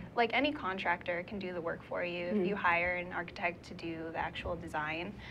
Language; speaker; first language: English; native; English